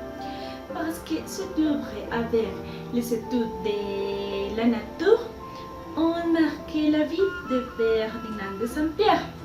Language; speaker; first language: French; non-native, learner; Spanish